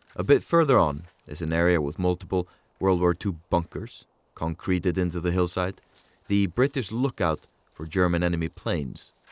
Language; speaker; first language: English; non-native, fluent; Icelandic